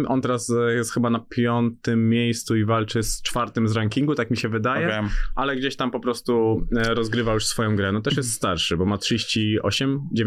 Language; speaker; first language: Polish; native; Polish